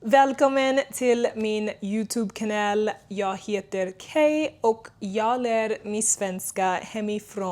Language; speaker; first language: Swedish; non-native, learner; English